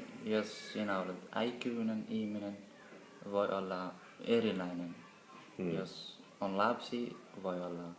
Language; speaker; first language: Finnish; non-native, learner; Somali